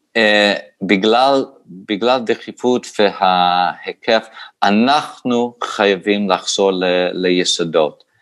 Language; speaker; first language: Hebrew; non-native, fluent; English